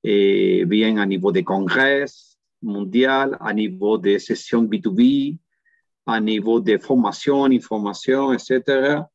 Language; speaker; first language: French; non-native, learner; Spanish